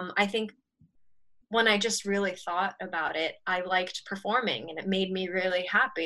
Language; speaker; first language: English; native; English